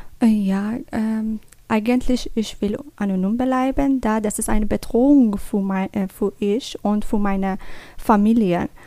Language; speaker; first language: German; non-native, learner; Persian